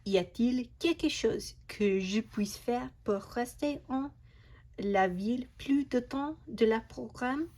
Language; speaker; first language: French; non-native, learner; English